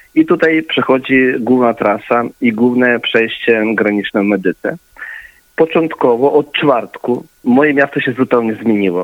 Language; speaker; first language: Polish; early bilingual, heritage; Polish